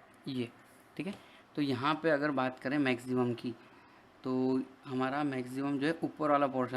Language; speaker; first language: Hindi; native; Hindi